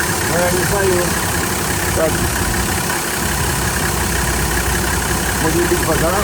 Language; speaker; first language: Russian; non-native, learner; Polish